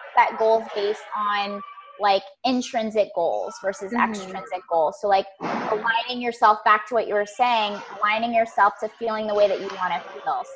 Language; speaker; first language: English; native; English